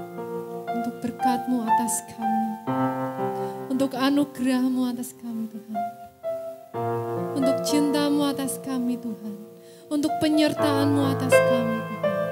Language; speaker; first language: Indonesian; native; Indonesian